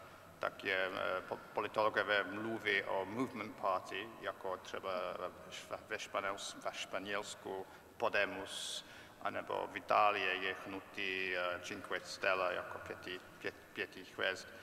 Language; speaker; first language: Czech; non-native, fluent; English